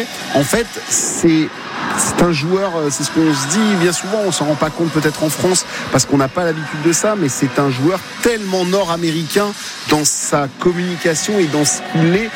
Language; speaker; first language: French; native; French